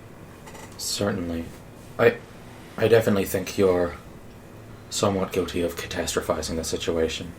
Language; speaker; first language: English; native; English